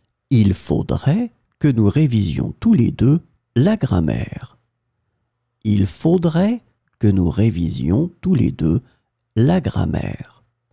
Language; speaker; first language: French; native; French